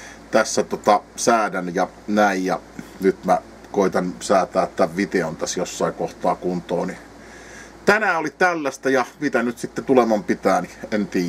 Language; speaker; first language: Finnish; native; Finnish